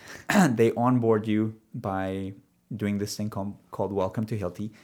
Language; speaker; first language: English; early bilingual, other home language; Spanish